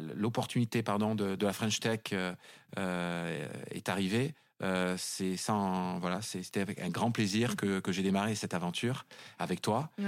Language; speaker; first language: French; native; French